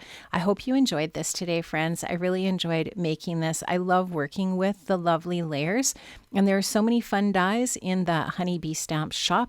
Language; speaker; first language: English; native; English